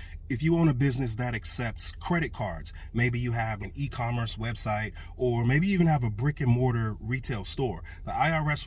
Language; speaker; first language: English; native; English